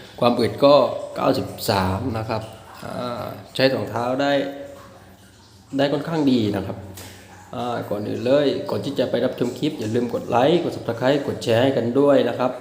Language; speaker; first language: Thai; native; Thai